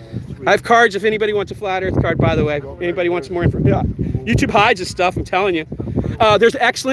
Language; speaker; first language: English; native; English